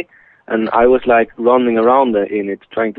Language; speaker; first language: English; non-native, fluent; Swedish